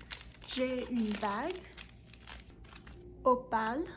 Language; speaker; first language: French; non-native, learner; English